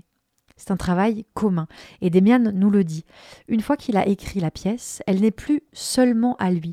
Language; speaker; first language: French; native; French